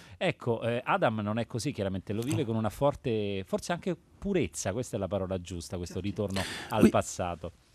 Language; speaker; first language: Italian; native; Italian